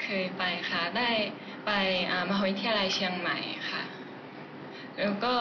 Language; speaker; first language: Thai; non-native, learner; Japanese